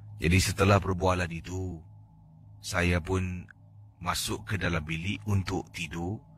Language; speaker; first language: Malay; native; Malay